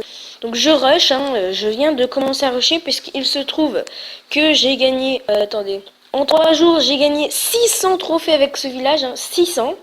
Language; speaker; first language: French; native; French